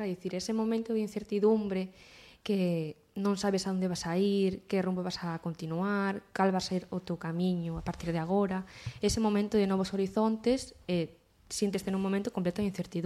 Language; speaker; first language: Galician; native; Galician